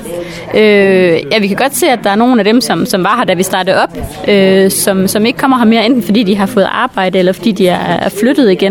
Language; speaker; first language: Danish; native; Danish